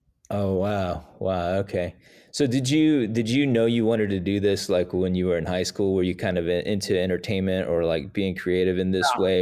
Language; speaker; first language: English; early bilingual, other home language; Spanish